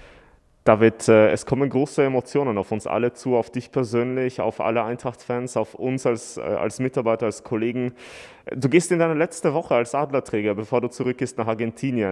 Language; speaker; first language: German; native; German